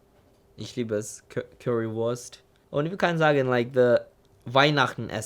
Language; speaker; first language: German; non-native, learner; Turkish